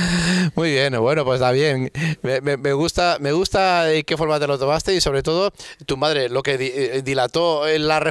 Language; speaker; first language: Spanish; native; Spanish